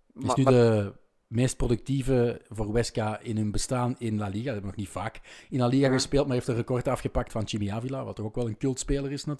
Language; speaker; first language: Dutch; native; Dutch